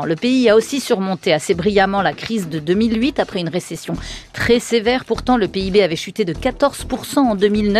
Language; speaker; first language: French; native; French